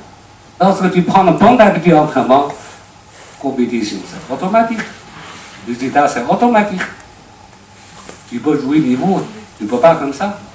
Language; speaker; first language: French; non-native, learner; Chinese